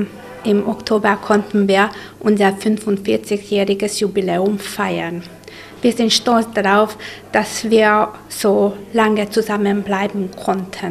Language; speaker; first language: German; non-native, local second language; Hungarian